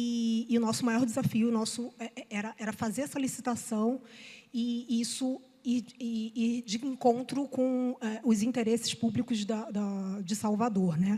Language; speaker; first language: Portuguese; native; Portuguese